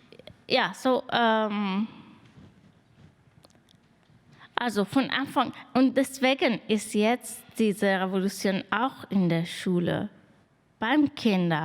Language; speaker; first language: German; non-native, fluent; Persian